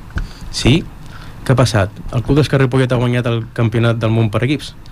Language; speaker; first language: Catalan; native; Catalan